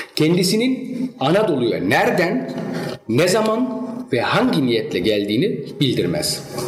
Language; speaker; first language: Turkish; early bilingual, heritage; Turkish